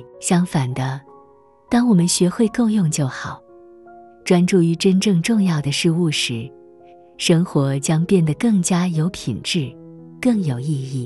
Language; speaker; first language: Chinese; native; Chinese